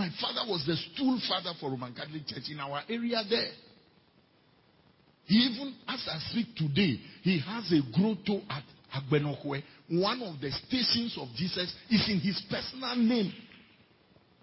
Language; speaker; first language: English; non-native, local second language; Ewe